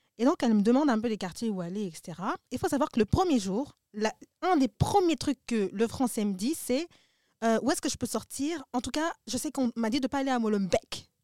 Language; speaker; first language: French; native; French